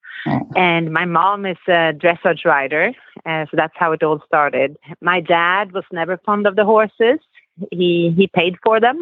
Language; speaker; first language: English; non-native, fluent; Swedish